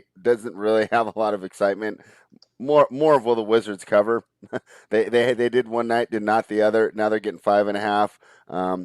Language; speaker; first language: English; native; English